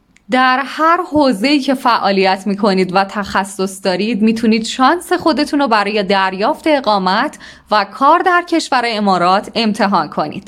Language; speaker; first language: Persian; native; Persian